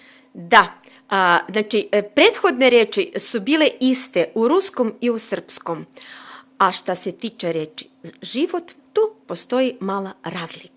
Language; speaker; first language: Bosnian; non-native, fluent; Russian